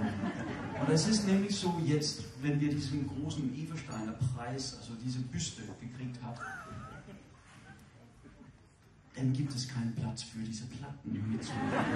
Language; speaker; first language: German; non-native, fluent; Danish